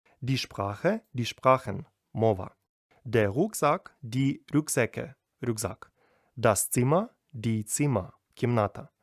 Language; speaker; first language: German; non-native, fluent; Ukrainian